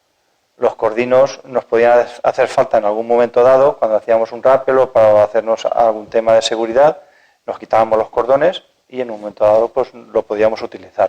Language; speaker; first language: Spanish; native; Spanish